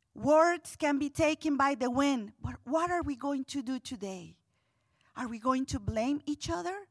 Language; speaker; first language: English; non-native, fluent; Spanish